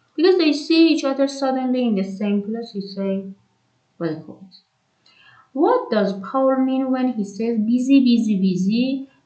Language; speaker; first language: English; non-native, fluent; Persian